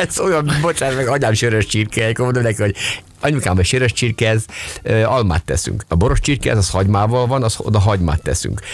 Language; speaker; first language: Hungarian; native; Hungarian